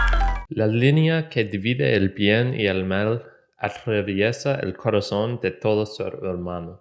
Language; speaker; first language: Spanish; non-native, learner; English